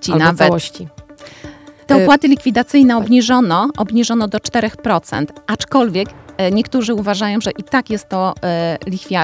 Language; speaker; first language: Polish; native; Polish